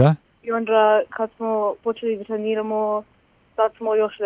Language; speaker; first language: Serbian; early bilingual, heritage; Croatian